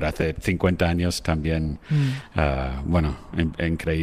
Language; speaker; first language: Spanish; non-native, fluent; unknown